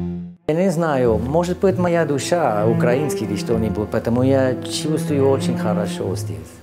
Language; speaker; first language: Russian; non-native, learner; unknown